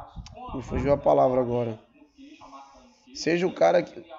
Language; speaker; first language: Portuguese; native; Portuguese